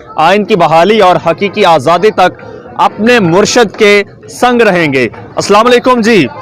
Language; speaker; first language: Urdu; native; Urdu